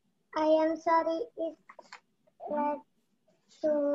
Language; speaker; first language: English; non-native, learner; Indonesian